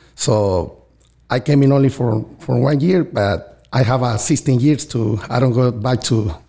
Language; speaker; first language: English; non-native, learner; Spanish